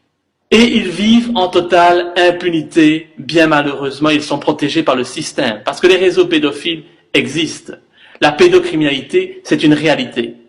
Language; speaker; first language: French; native; French